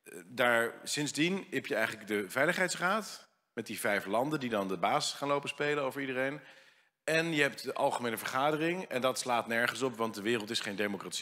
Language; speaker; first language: Dutch; native; Dutch